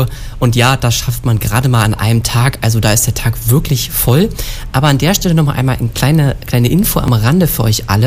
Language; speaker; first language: German; native; German